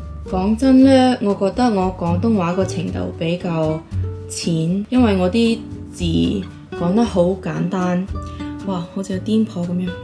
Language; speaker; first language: Cantonese; early bilingual, heritage; Cantonese